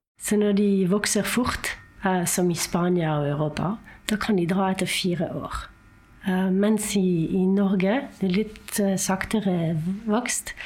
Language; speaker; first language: Norwegian; non-native, fluent; French